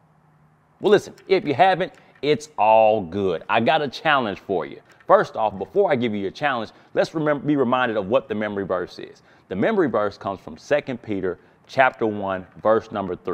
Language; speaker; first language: English; native; English